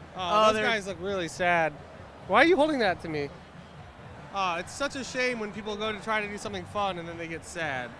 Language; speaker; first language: English; native; English